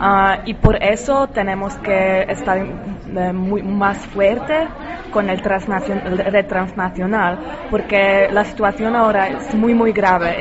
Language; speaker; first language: Spanish; non-native, learner; Polish